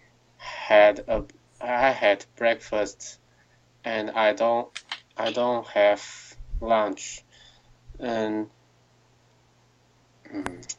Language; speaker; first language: English; non-native, learner; Chinese